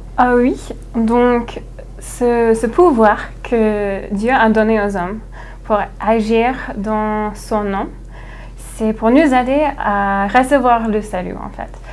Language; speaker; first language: French; non-native, fluent; English